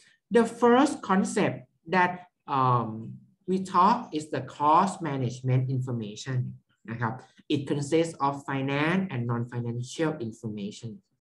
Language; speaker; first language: English; non-native, fluent; Thai